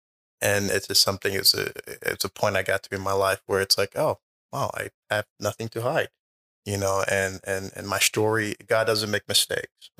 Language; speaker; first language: English; native; English